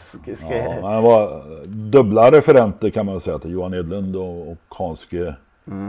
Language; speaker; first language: Swedish; native; Swedish